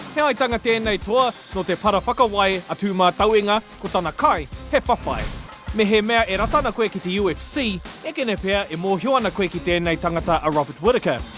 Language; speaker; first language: Māori; non-native, local second language; English